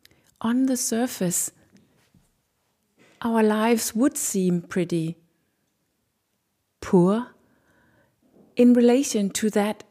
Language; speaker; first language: English; non-native, fluent; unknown